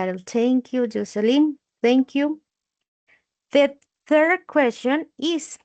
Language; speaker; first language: English; non-native, learner; Spanish